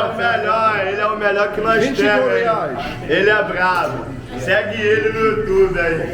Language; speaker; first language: Portuguese; native; Portuguese